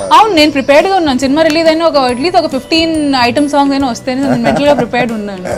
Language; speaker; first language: Telugu; non-native, local second language; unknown